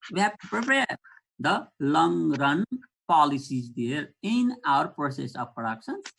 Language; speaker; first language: English; non-native, local second language; Nepali